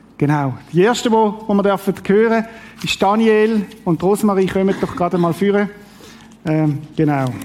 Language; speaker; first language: German; native; German